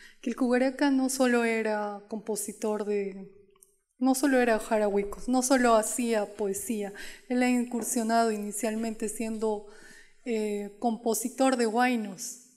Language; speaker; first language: Spanish; non-native, local second language; Quechua